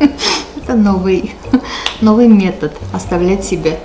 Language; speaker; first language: Russian; non-native, local second language; Armenian